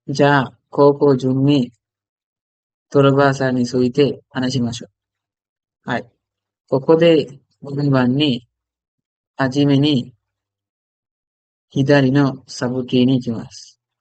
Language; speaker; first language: Japanese; non-native, fluent; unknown